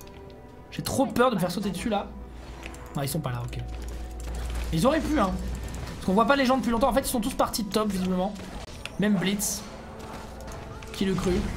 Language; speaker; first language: French; native; French